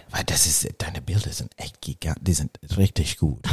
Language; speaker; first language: German; non-native, learner; English